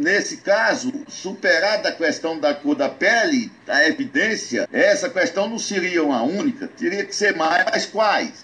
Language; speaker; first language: Portuguese; native; Portuguese